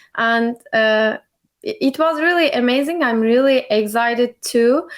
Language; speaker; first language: English; non-native, learner; Turkish